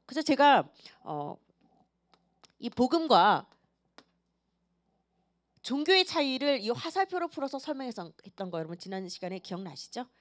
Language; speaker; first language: Korean; native; Korean